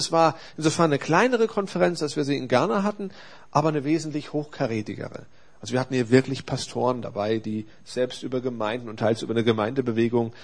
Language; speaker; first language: German; native; German